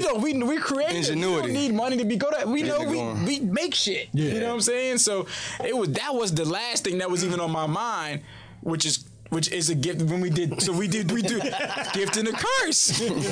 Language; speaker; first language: English; native; English